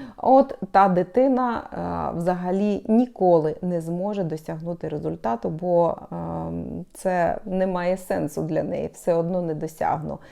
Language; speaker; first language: Ukrainian; non-native, local second language; Russian